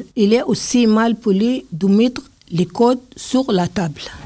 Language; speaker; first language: French; non-native, learner; Arabic